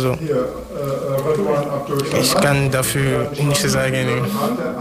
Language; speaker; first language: German; non-native, learner; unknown